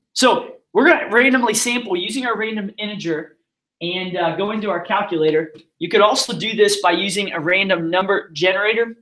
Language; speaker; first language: English; native; English